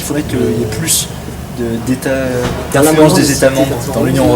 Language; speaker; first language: French; native; French